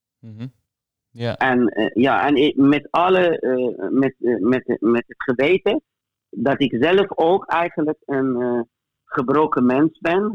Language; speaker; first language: Dutch; non-native, fluent; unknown